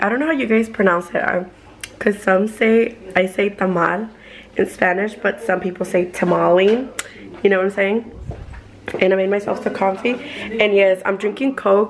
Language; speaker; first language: English; early bilingual, other home language; Spanish